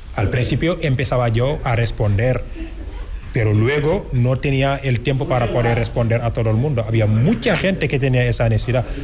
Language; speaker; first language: Spanish; non-native, fluent; Wolof